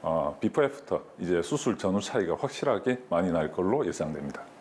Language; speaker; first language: Korean; native; Korean